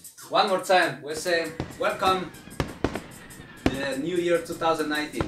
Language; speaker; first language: English; non-native, learner; Spanish